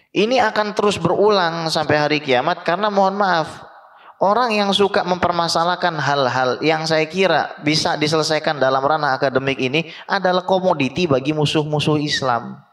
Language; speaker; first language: Indonesian; native; Indonesian